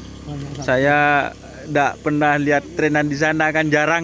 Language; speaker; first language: Indonesian; non-native, local second language; Madurese